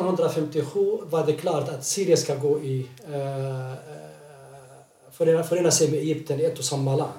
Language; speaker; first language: Swedish; non-native, fluent; Arabic